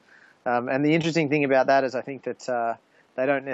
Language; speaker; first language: English; native; English